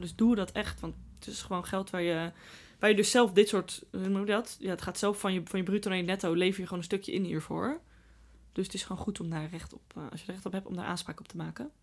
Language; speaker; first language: Dutch; native; Dutch